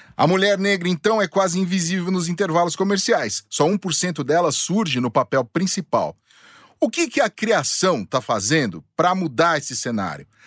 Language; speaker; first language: Portuguese; native; Portuguese